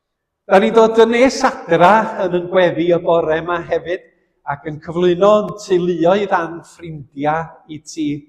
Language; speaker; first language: Welsh; native; Welsh